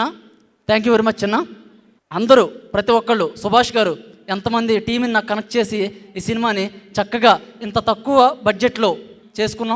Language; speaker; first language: Telugu; native; Telugu